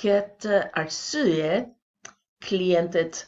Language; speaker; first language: Albanian; non-native, learner; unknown